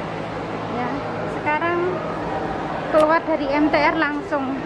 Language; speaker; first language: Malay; non-native, local second language; Javanese